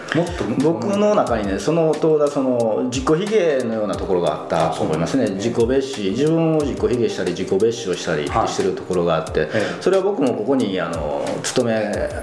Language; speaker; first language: Japanese; native; Japanese